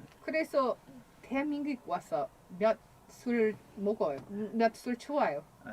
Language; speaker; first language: Korean; non-native, learner; English